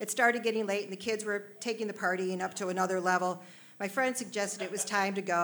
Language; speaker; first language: English; native; English